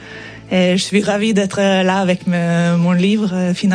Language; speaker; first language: French; non-native, fluent; Norwegian